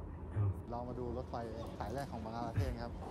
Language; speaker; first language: Thai; native; Thai